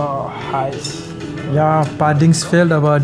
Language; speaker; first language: German; non-native, learner; Wolof